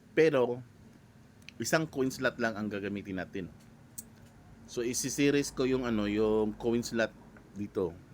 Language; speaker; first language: Filipino; non-native, local second language; Cebuano